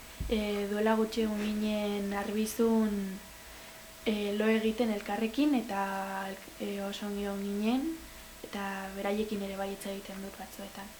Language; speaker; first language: Basque; non-native, local second language; Spanish